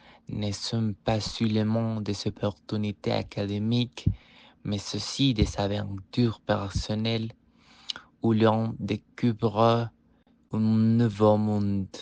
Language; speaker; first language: French; non-native, fluent; Spanish